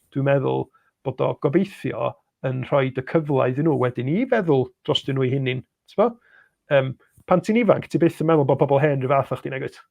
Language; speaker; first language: Welsh; native; Welsh